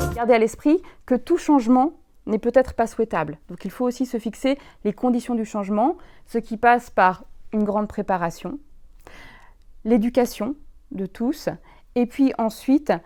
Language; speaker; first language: French; native; French